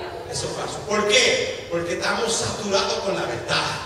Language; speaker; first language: Spanish; early bilingual, heritage; Spanish